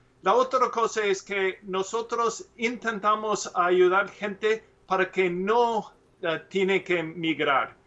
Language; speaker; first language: Spanish; non-native, learner; English